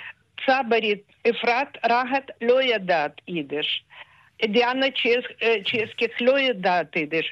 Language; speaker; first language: Hebrew; non-native, fluent; Russian